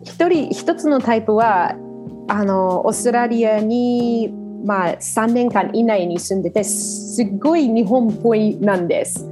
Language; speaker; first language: Japanese; non-native, fluent; English